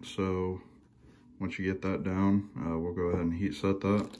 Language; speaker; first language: English; native; English